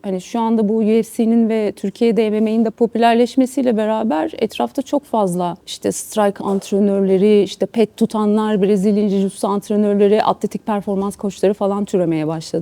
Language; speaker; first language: Turkish; native; Turkish